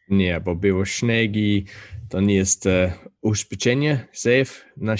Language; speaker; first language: Polish; non-native, learner; English